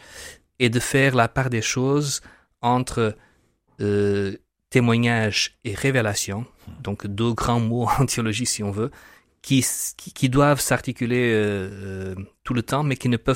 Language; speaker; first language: French; non-native, fluent; Portuguese